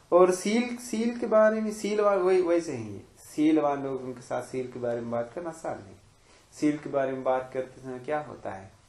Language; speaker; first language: Hindi; non-native, fluent; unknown